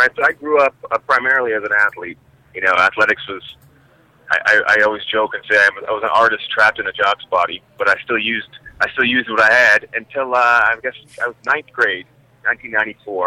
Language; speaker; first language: English; native; English